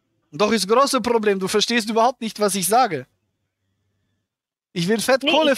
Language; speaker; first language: German; native; German